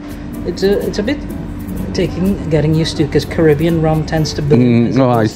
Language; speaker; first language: English; native; English